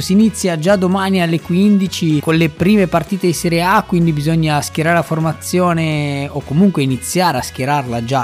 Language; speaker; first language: Italian; native; Italian